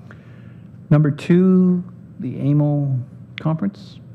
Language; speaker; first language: English; native; English